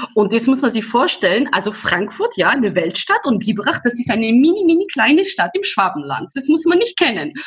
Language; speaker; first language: German; non-native, fluent; Georgian